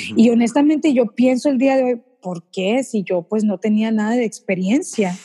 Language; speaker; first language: Spanish; early bilingual, heritage; Spanish